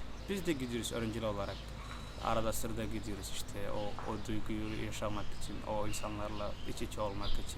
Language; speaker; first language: Turkish; non-native, fluent; Somali